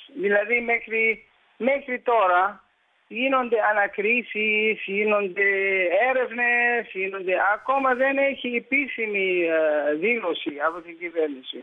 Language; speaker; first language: Greek; early bilingual, heritage; Greek